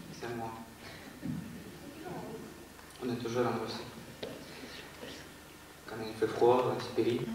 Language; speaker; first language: French; non-native, learner; Russian